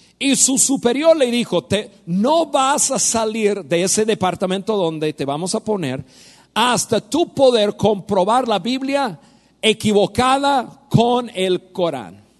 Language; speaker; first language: Spanish; non-native, fluent; English